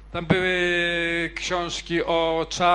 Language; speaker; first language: Russian; non-native, learner; Polish